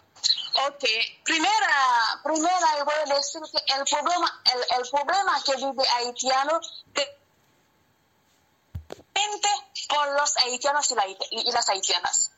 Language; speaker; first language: Spanish; non-native, learner; Haitian Creole